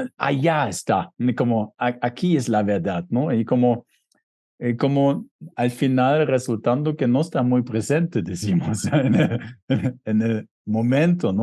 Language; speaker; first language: Spanish; non-native, fluent; German